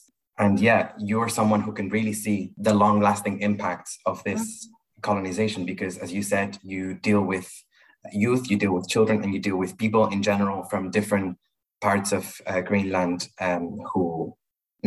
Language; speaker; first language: English; non-native, fluent; Spanish